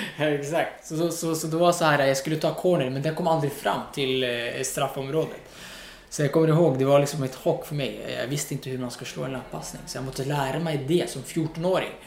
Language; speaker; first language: Swedish; non-native, fluent; Riffian